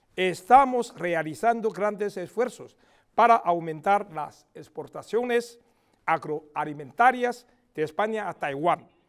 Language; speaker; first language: Spanish; non-native, fluent; Chinese